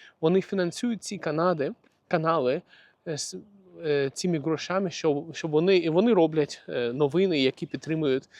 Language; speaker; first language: Ukrainian; non-native, local second language; Russian